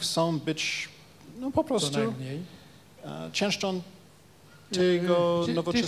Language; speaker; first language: Polish; non-native, fluent; Japanese